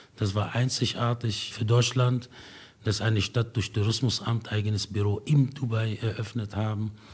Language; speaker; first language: German; non-native, fluent; Arabic